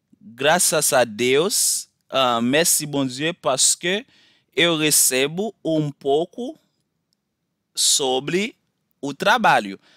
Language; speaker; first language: Portuguese; non-native, fluent; Haitian Creole